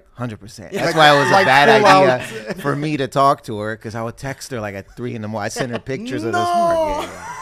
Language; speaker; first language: English; native; English